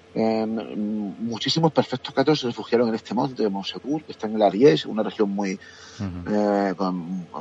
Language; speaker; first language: Spanish; native; Spanish